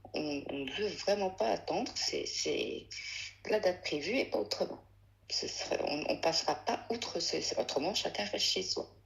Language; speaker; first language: French; early bilingual, other home language; Arabic